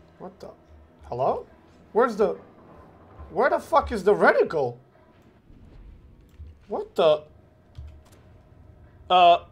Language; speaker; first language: English; non-native, fluent; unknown